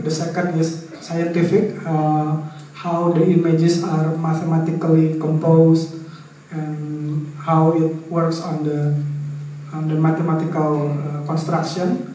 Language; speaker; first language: English; non-native, fluent; Indonesian